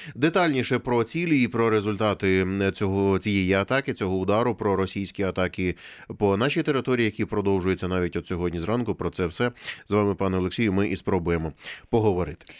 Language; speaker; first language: Ukrainian; native; Ukrainian